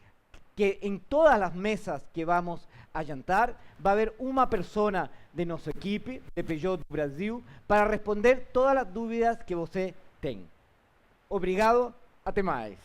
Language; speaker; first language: Portuguese; non-native, learner; Spanish